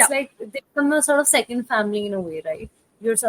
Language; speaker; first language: English; non-native, local second language; Hindi